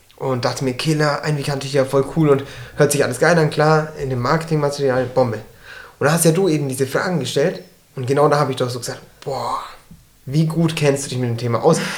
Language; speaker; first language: German; early bilingual, other home language; Turkish